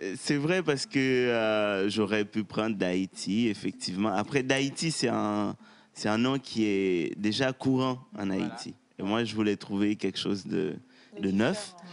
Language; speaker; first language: French; non-native, local second language; Haitian Creole